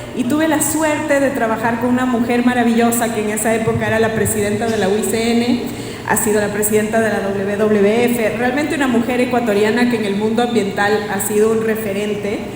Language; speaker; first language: Spanish; native; Spanish